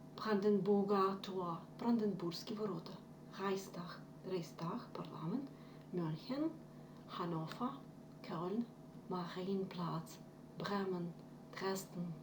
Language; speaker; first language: German; non-native, fluent; Ukrainian